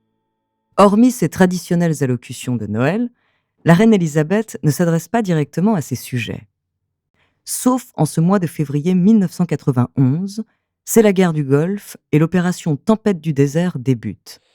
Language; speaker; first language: French; native; French